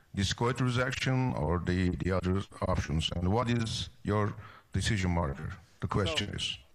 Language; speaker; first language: English; non-native, fluent; Turkish